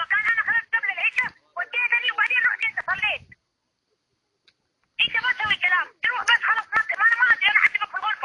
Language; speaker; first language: Arabic; native; Arabic